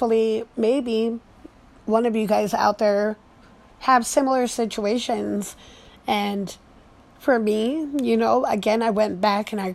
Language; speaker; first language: English; native; English